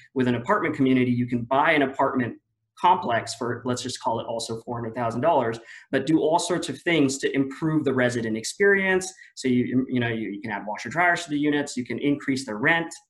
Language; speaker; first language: English; non-native, local second language; Filipino